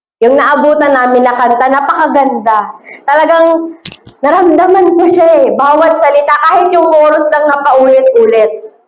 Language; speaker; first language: Filipino; native; Filipino